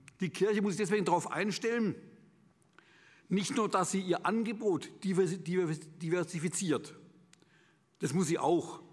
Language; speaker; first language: German; native; German